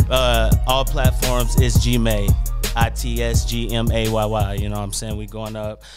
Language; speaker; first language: English; native; English